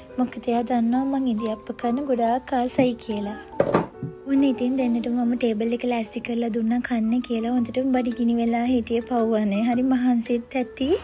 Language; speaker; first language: Sinhala; native; Sinhala